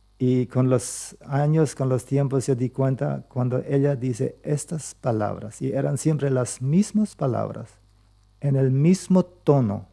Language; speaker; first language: Spanish; non-native, local second language; Plautdietsch